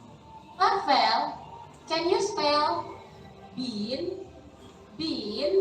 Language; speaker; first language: English; non-native, fluent; Indonesian